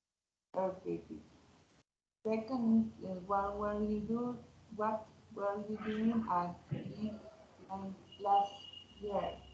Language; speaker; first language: English; non-native, learner; Spanish